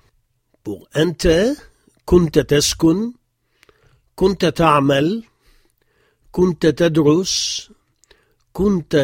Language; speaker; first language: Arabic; non-native, fluent; French